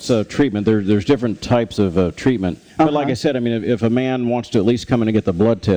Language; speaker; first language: English; native; English